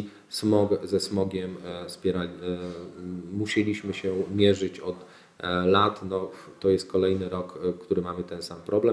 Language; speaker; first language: Polish; native; Polish